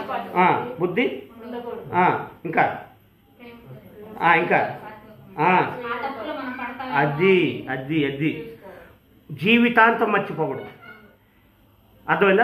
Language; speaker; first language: Telugu; native; Telugu